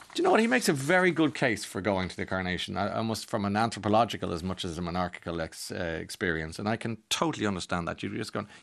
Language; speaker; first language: English; native; English